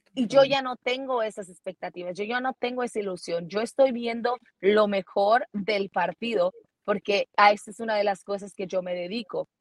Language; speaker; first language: Spanish; early bilingual, heritage; Spanish